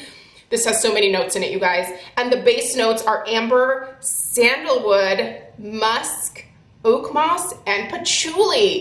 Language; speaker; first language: English; native; English